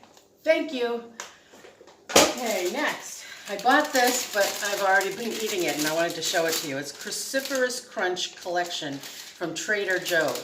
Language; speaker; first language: English; native; English